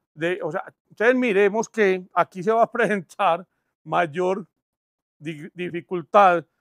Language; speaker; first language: Spanish; native; Spanish